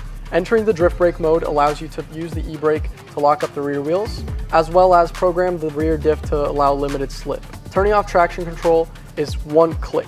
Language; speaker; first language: English; native; English